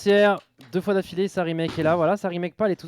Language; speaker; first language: French; native; French